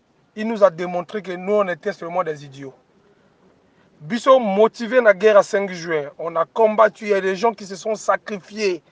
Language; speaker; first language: French; non-native, local second language; Lingala